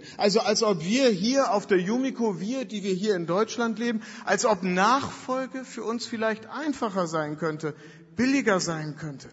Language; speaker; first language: German; native; German